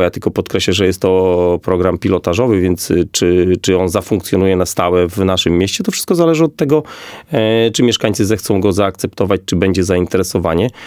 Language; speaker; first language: Polish; native; Polish